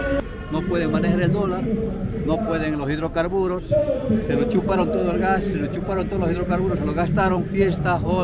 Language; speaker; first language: Spanish; native; Spanish